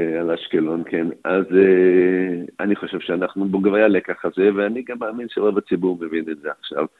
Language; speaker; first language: Hebrew; native; Hebrew